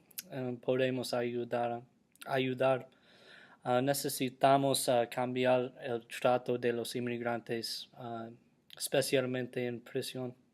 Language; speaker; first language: Spanish; non-native, learner; English